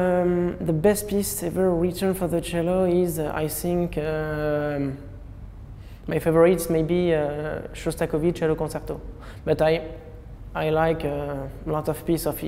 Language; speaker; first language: English; non-native, learner; French